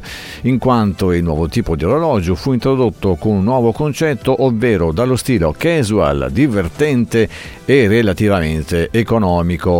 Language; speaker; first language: Italian; native; Italian